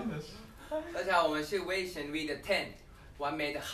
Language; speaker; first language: Chinese; non-native, learner; Thai